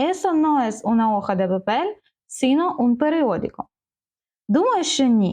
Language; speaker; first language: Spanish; non-native, learner; Ukrainian